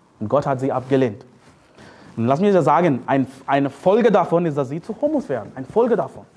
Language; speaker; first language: German; non-native, fluent; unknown